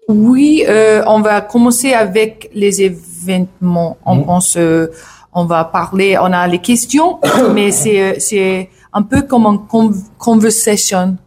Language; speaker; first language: French; non-native, learner; English